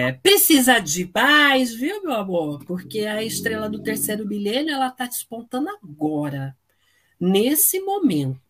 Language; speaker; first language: Portuguese; native; Portuguese